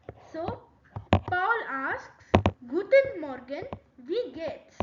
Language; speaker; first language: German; non-native, learner; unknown